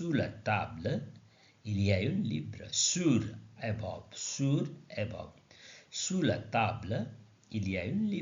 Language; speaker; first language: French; non-native, learner; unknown